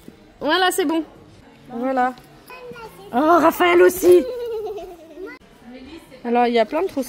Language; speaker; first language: French; native; French